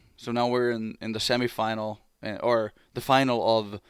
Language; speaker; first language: English; non-native, fluent; Finnish